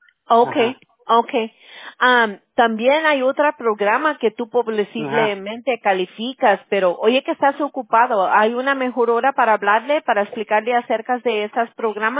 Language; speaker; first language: Spanish; early bilingual, heritage; Spanish